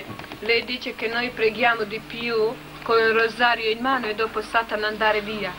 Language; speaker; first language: Italian; non-native, learner; Croatian